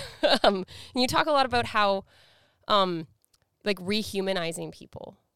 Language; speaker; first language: English; native; English